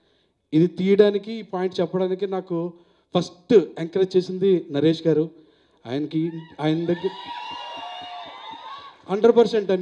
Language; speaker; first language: Telugu; native; Telugu